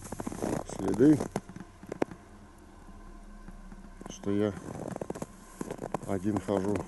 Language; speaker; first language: Russian; native; Russian